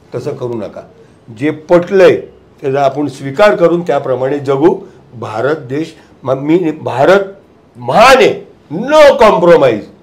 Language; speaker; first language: Marathi; non-native, local second language; Gujarati